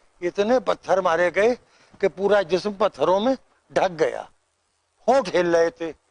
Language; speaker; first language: Urdu; native; Urdu